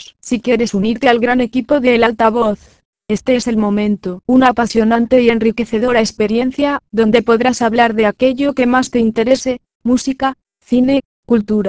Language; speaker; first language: Spanish; native; Spanish